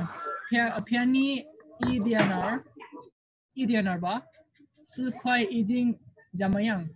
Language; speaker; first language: Chinese; non-native, learner; Bangla